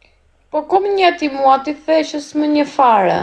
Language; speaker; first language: Albanian; native; Albanian